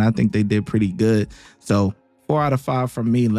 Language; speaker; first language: English; native; English